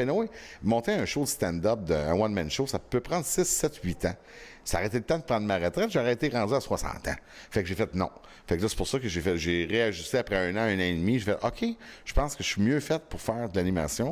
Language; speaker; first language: French; native; French